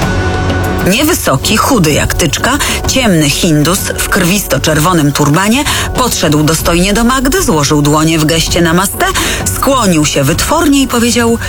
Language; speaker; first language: Polish; native; Polish